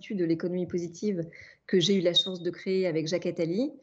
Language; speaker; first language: French; native; French